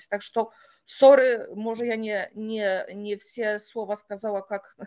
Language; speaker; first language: Russian; non-native, fluent; Polish